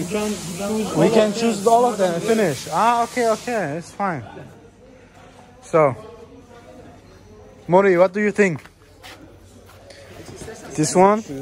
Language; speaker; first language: English; non-native, fluent; German